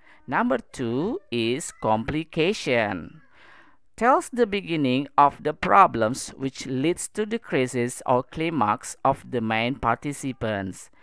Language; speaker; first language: English; non-native, fluent; Indonesian